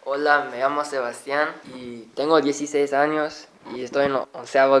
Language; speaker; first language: Spanish; early bilingual, heritage; Spanish